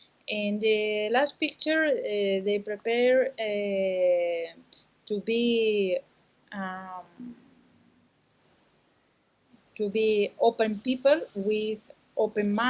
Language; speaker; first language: English; non-native, learner; Spanish